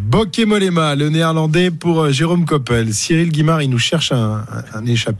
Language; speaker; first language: French; native; French